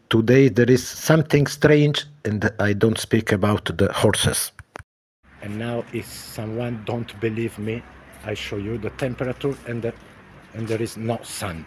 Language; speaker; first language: English; non-native, learner; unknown